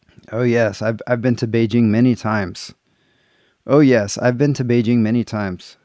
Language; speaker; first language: English; native; English